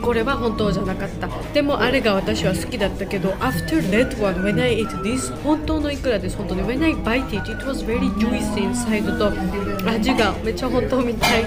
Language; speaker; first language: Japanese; non-native, learner; Georgian